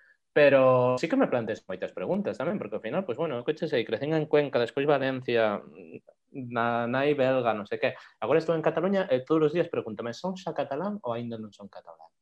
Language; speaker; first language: Galician; non-native, local second language; Spanish